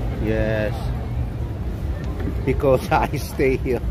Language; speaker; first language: English; non-native, learner; Korean